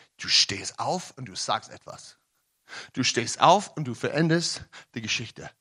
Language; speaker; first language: German; non-native, learner; English